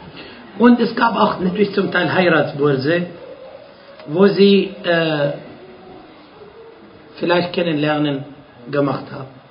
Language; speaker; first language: German; non-native, fluent; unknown